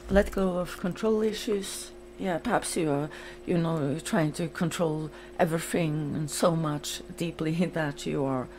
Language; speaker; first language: English; non-native, fluent; Norwegian